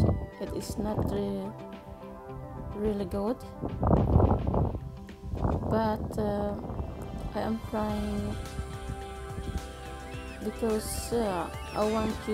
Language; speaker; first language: English; non-native, learner; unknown